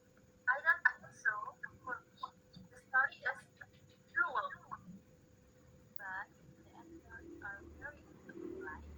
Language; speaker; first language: English; non-native, learner; Indonesian